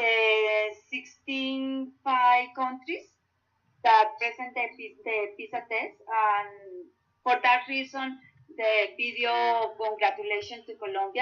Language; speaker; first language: English; non-native, learner; Spanish